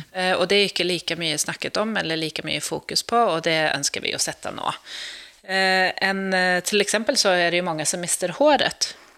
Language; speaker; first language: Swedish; native; Swedish